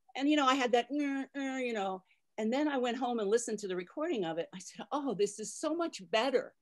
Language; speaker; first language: English; native; English